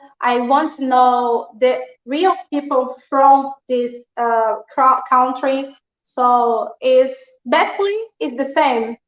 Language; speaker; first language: English; non-native, learner; Portuguese